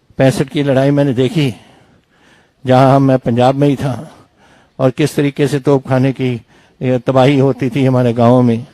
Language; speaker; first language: Hindi; non-native, local second language; Punjabi